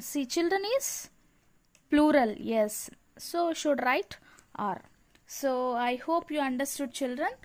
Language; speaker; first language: English; non-native, local second language; Telugu